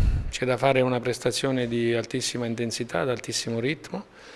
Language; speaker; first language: Italian; native; Italian